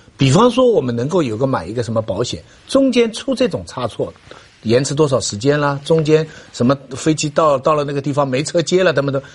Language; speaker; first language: Chinese; native; Chinese